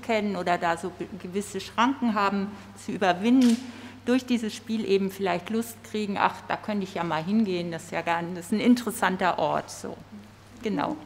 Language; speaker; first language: German; native; German